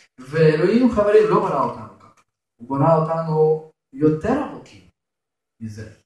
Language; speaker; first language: Hebrew; non-native, fluent; Russian